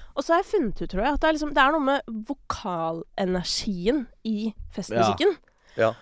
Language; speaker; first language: Norwegian; native; Norwegian